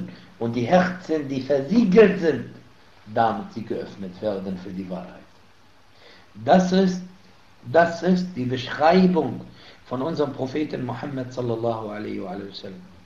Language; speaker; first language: German; non-native, fluent; Arabic